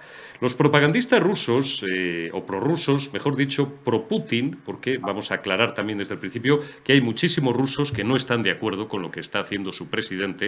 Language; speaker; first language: Spanish; native; Spanish